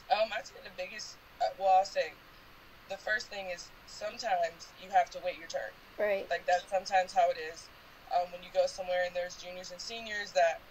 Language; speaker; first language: English; native; English